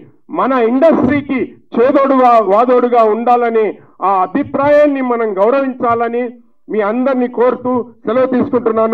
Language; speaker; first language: Telugu; native; Telugu